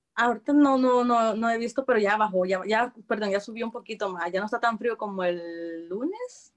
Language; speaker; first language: Spanish; native; Spanish